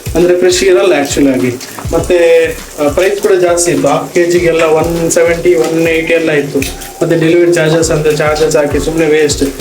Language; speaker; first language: Kannada; non-native, local second language; Tulu